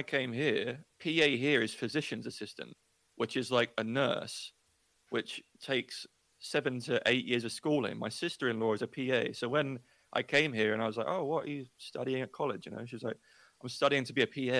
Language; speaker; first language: English; native; English